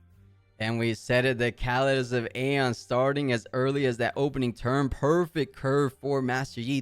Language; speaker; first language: English; native; English